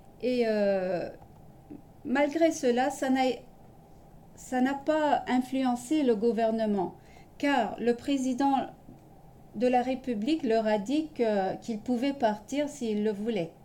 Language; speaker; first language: French; early bilingual, other home language; Turkish